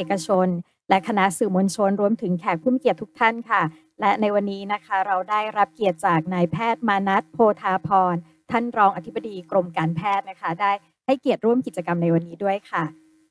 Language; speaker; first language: Thai; native; Thai